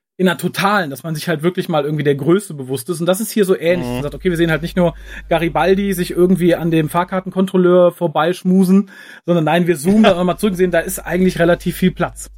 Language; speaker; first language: German; native; German